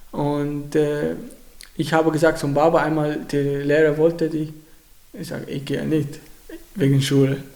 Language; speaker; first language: German; non-native, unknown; Arabic